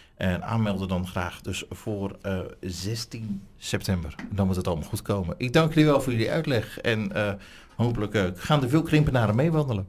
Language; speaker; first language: Dutch; native; Dutch